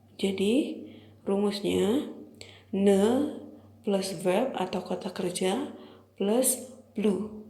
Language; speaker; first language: Indonesian; native; Indonesian